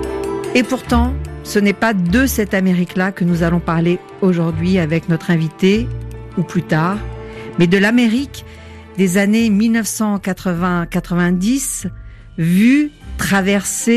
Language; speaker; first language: French; native; French